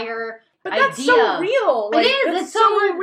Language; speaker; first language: English; native; English